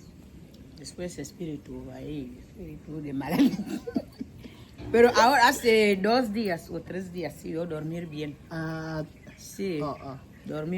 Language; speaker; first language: Spanish; non-native, learner; Filipino